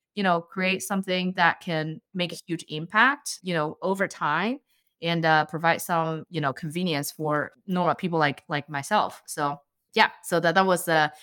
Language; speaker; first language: English; non-native, fluent; Chinese